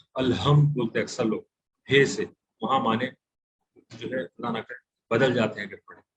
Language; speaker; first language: Urdu; native; Urdu